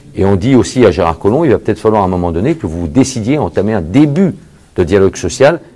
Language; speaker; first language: French; native; French